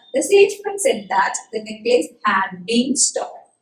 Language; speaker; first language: English; non-native, local second language; Malayalam